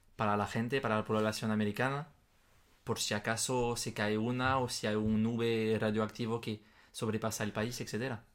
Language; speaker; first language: Spanish; non-native, fluent; French